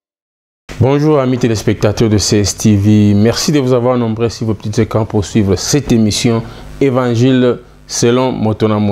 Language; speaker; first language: French; non-native, local second language; Lingala